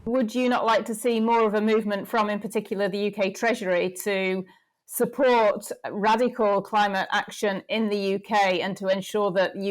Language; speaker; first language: English; native; English